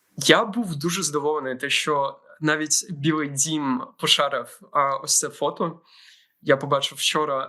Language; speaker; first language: Ukrainian; native; Ukrainian